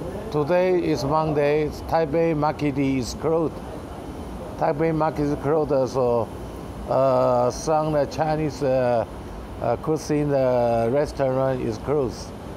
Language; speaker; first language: English; non-native, learner; Chinese